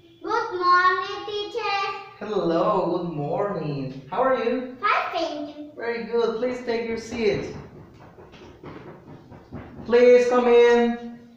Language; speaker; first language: English; non-native, fluent; Spanish